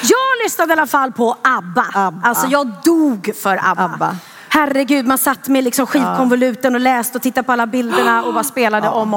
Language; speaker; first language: Swedish; native; Swedish